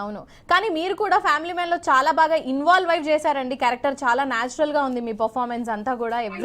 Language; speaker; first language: Telugu; native; Telugu